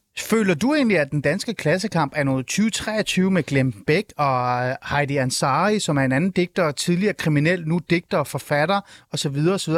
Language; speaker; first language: Danish; early bilingual, other home language; Persian